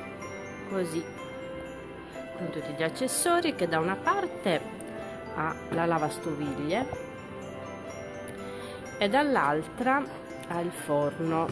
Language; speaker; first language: Italian; native; Italian